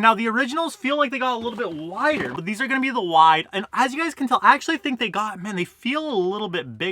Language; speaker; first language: English; native; English